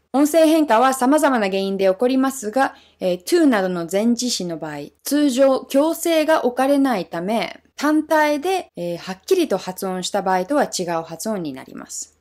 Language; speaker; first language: Japanese; non-native, fluent; English